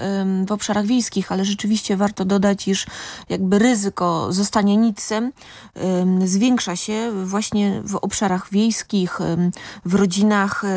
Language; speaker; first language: Polish; native; Polish